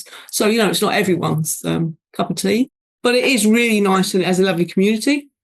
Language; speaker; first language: English; native; English